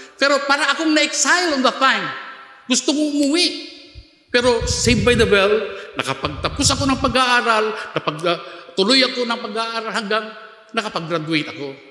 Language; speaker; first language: Filipino; non-native, local second language; Iloko